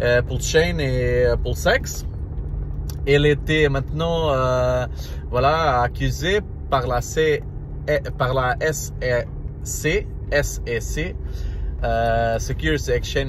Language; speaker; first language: French; non-native, learner; Portuguese